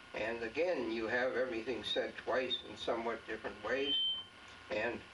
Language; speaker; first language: English; native; English